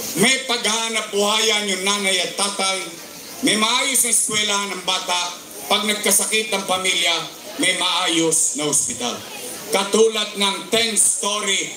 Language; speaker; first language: Filipino; native; Filipino